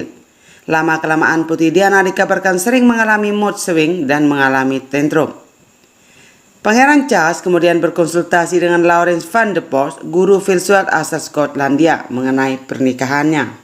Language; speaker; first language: Indonesian; native; Indonesian